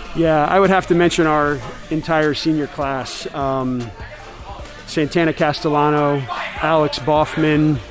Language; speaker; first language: English; native; English